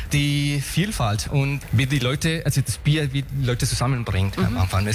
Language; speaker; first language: German; non-native, fluent; Spanish